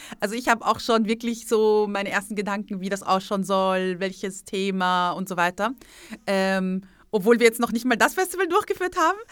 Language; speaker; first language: German; early bilingual, other home language; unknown